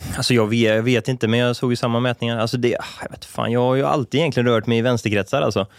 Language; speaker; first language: Swedish; native; Swedish